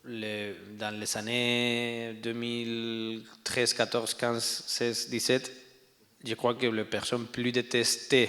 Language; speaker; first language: French; non-native, learner; Spanish